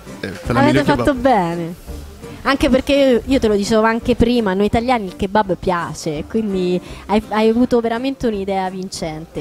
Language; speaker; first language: Italian; native; Italian